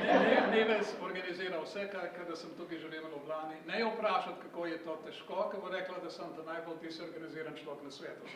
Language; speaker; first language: Slovenian; early bilingual, heritage; Slovenian